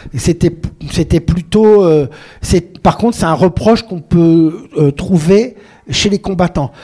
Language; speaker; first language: French; native; French